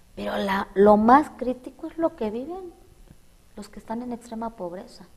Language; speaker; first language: Spanish; native; Spanish